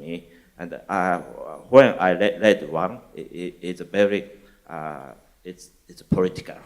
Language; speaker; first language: English; non-native, learner; Japanese